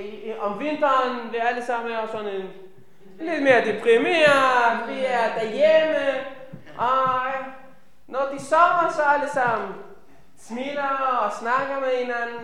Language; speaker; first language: Danish; non-native, fluent; Hebrew